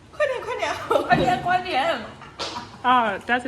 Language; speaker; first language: Chinese; non-native, learner; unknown